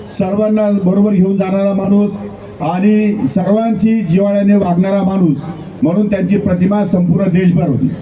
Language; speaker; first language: Marathi; native; Marathi